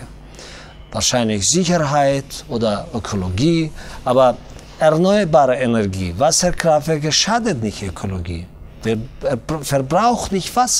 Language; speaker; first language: German; non-native, learner; Tajik